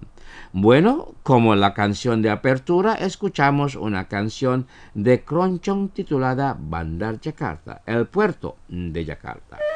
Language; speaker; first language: Spanish; non-native, fluent; Indonesian